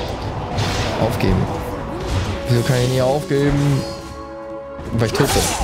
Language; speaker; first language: German; native; German